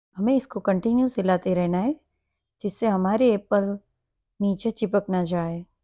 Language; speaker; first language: Hindi; non-native, local second language; Gujarati